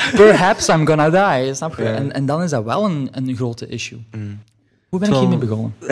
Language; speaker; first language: Dutch; early bilingual, other home language; Polish